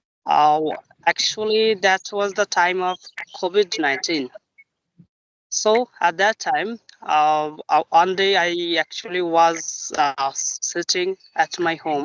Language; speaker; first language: English; non-native, local second language; Bangla